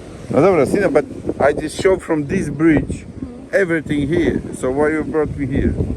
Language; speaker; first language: English; non-native, learner; Polish